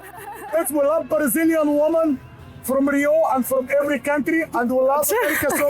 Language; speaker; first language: English; non-native, learner; Arabic